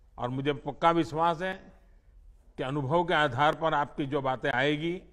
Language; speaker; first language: Hindi; non-native, local second language; Gujarati